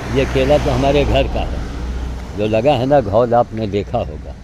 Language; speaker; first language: Hindi; native; Hindi